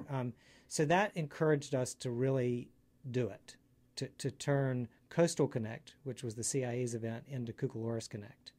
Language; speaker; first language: English; native; English